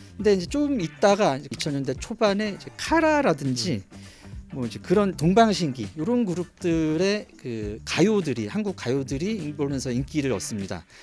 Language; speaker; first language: Korean; native; Korean